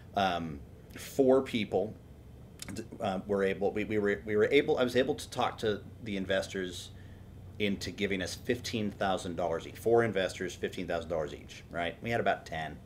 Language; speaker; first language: English; native; English